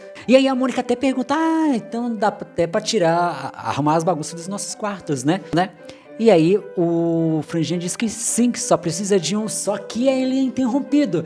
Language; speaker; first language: Portuguese; native; Portuguese